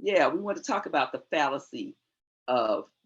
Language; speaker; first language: English; native; English